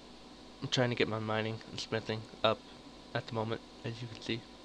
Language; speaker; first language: English; native; English